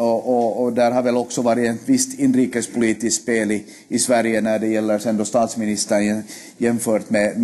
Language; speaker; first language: Swedish; native; Swedish